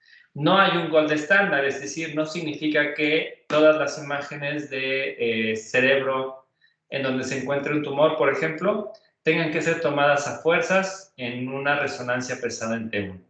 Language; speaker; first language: Spanish; native; Spanish